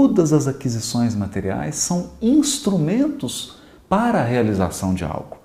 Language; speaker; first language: Portuguese; native; Portuguese